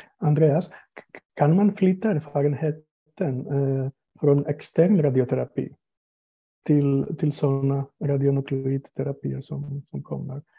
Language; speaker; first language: Swedish; non-native, fluent; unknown